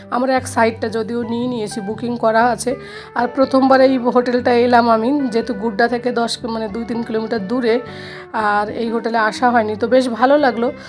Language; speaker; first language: Bangla; native; Bangla